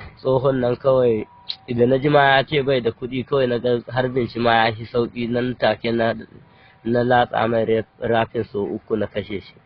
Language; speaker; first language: Hausa; non-native, local second language; Fula